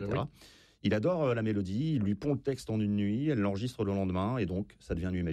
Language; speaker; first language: French; native; French